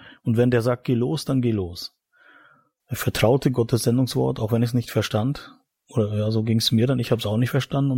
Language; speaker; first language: German; native; German